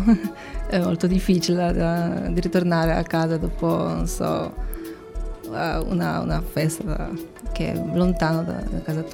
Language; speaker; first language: Italian; non-native, learner; Polish